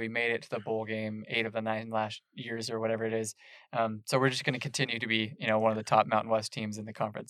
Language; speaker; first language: English; native; English